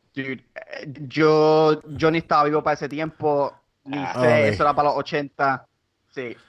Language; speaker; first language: Spanish; non-native, local second language; English